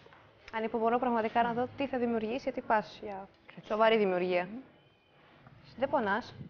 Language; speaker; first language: Greek; native; Greek